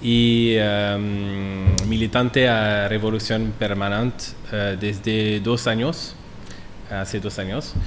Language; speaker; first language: Spanish; non-native, learner; French